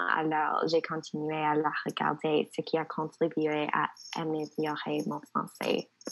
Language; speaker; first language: French; non-native, local second language; English